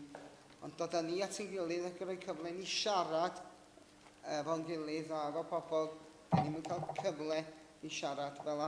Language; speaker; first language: Welsh; native; Welsh